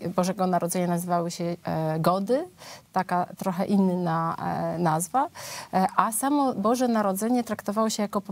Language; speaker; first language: Polish; native; Polish